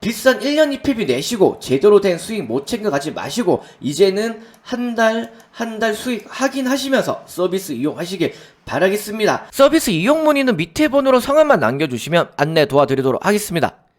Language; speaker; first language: Korean; native; Korean